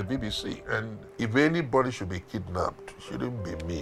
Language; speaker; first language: English; non-native, local second language; Igbo